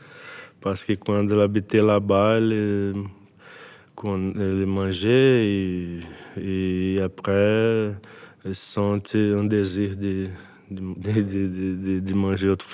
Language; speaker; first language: French; non-native, learner; Portuguese